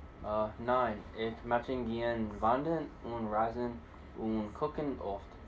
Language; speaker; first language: German; non-native, learner; English